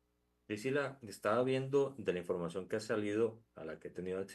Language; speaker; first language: Spanish; native; Spanish